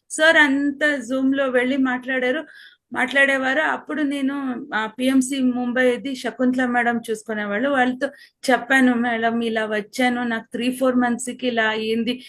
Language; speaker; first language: Telugu; non-native, local second language; Kannada